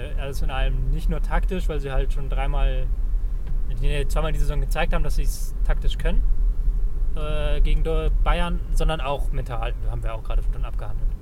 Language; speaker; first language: German; native; German